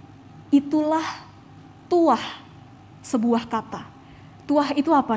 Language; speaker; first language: Indonesian; native; Indonesian